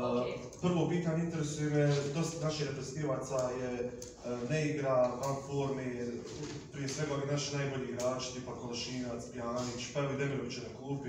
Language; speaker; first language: Serbian; native; Serbian